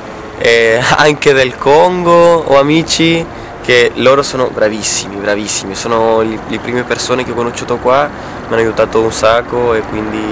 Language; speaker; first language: Italian; non-native, fluent; Spanish